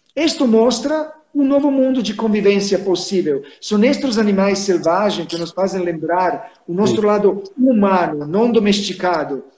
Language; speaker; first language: Portuguese; non-native, fluent; Serbian